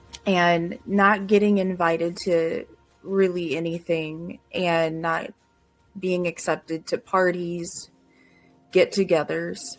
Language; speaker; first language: English; native; English